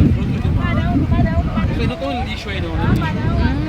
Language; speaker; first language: Portuguese; native; Portuguese